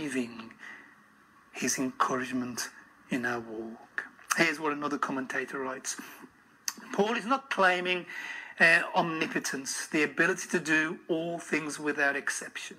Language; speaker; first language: English; native; English